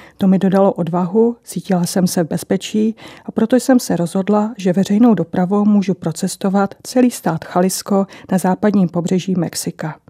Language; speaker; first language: Czech; native; Czech